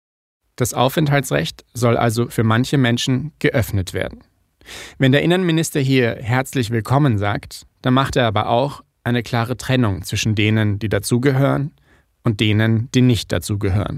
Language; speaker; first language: German; native; German